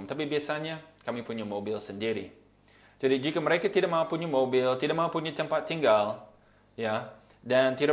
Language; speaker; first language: Indonesian; non-native, fluent; English